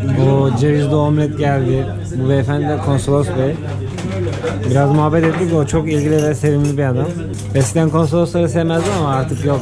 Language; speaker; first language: Turkish; native; Turkish